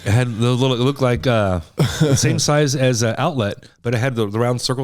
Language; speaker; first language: English; native; English